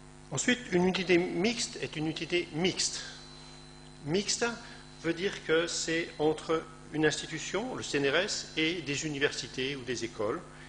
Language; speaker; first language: French; native; French